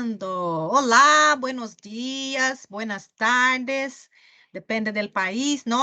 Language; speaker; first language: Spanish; non-native, fluent; Portuguese